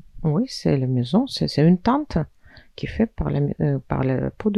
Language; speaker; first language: French; non-native, fluent; Russian